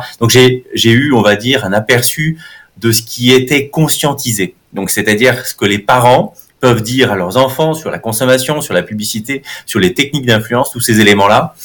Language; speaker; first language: French; native; French